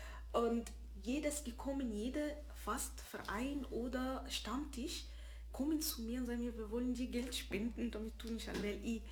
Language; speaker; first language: German; early bilingual, other home language; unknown